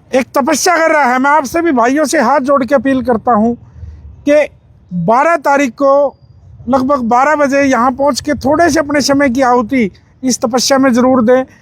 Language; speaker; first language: Hindi; non-native, local second language; Punjabi